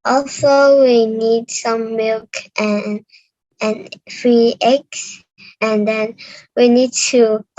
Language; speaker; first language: English; non-native, learner; Cantonese